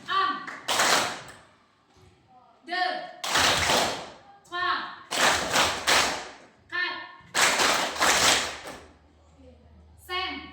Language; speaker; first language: French; non-native, learner; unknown